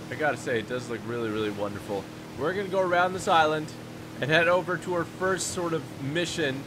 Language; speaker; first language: English; native; English